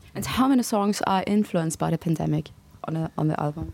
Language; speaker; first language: English; non-native, fluent; German